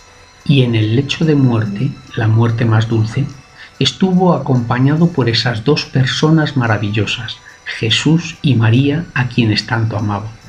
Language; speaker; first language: Spanish; native; Spanish